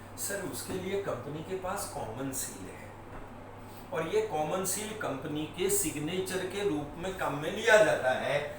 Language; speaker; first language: Hindi; native; Hindi